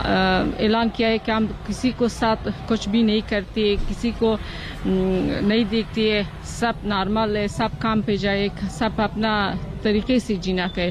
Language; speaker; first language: Hindi; non-native, learner; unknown